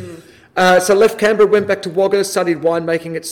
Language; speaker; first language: English; native; English